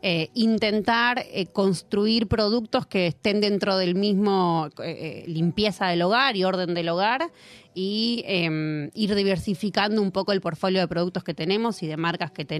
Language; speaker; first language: Spanish; native; Spanish